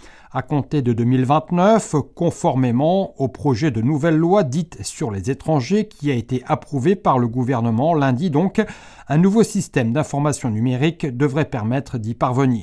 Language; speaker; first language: French; native; French